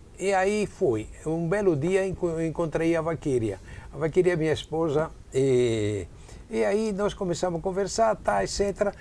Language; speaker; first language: Portuguese; non-native, fluent; Italian